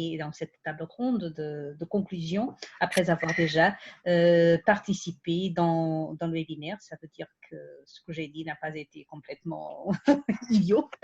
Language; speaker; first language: French; non-native, fluent; Portuguese